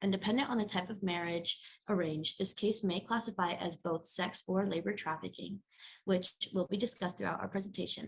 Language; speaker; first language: English; native; English